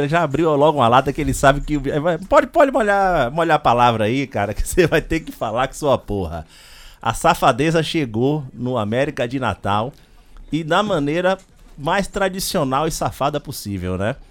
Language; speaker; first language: Portuguese; native; Portuguese